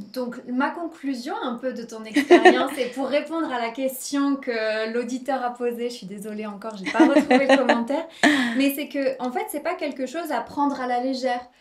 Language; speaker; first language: French; native; French